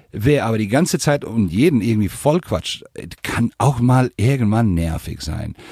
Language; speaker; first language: German; non-native, fluent; Spanish